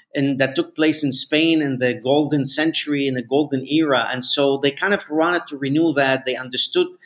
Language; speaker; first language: English; non-native, fluent; Arabic